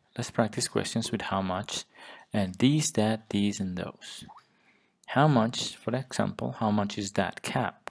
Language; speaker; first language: English; non-native, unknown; Spanish